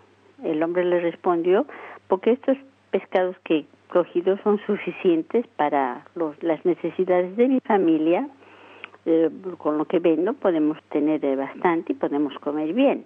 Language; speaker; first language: Spanish; native; Spanish